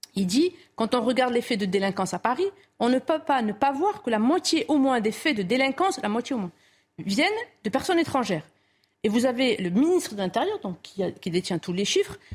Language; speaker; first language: French; non-native, local second language; Arabic